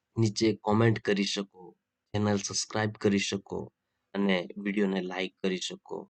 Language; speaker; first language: Gujarati; non-native, local second language; Rathawi